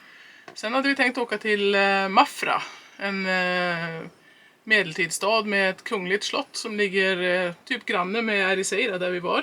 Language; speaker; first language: Swedish; native; Swedish